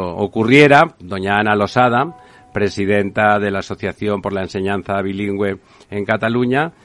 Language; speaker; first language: Spanish; native; Spanish